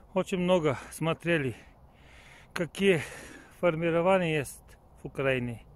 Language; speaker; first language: Russian; non-native, learner; Bulgarian